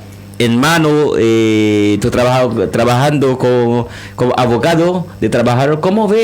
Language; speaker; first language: Spanish; non-native, learner; Haitian Creole